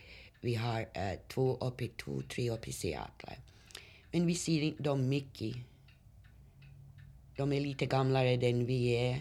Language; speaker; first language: Swedish; early bilingual, heritage; Swedish